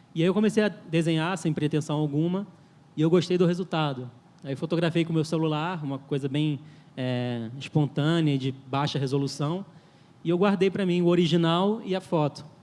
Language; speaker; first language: Portuguese; early bilingual, other home language; French